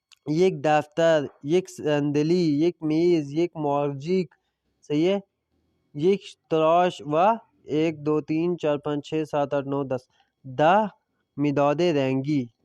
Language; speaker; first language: Persian; non-native, fluent; Urdu